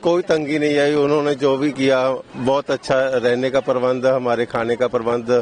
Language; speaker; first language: Urdu; non-native, local second language; Punjabi